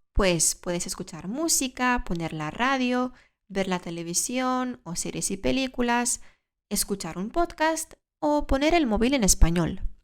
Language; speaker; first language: Spanish; early bilingual, other home language; Lithuanian